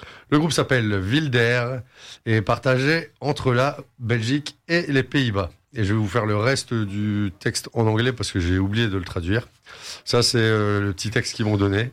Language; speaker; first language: French; native; French